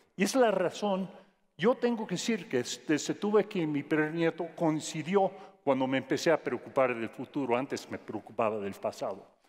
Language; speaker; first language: Spanish; non-native, fluent; English